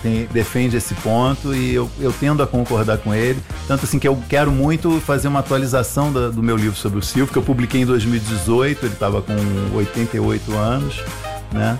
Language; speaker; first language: Portuguese; native; Portuguese